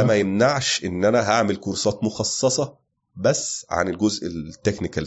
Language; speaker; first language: Arabic; native; Arabic